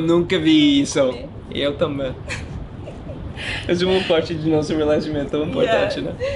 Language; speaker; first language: Portuguese; non-native, learner; English